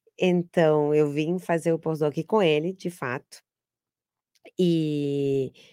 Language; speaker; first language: Portuguese; non-native, fluent; Spanish